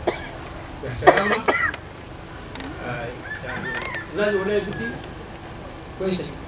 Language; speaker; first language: Arabic; non-native, local second language; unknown